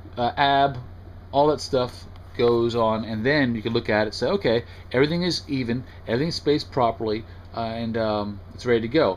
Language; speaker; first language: English; native; English